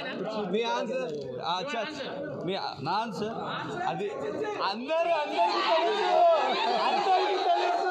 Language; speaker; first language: Telugu; non-native, learner; Hindi